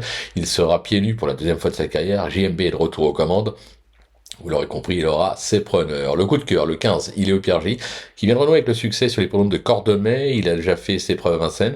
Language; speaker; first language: French; native; French